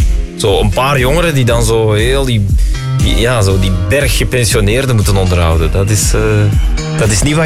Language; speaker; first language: Dutch; native; Dutch